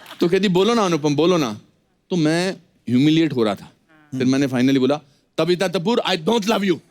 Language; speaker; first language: Hindi; native; Hindi